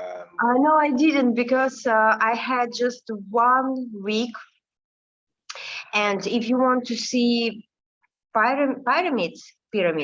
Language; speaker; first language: English; non-native, learner; Russian